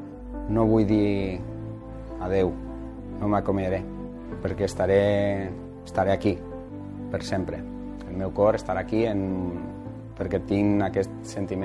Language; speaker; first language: Catalan; non-native, local second language; Spanish